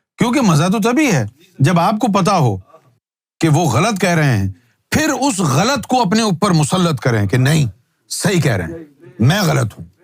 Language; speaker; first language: Urdu; native; Urdu